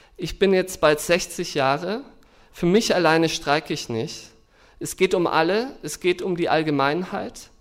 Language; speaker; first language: German; native; German